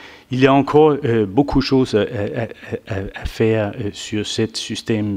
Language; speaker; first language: French; non-native, fluent; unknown